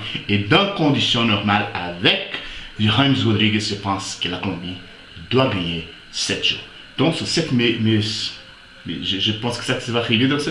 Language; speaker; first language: French; non-native, fluent; Portuguese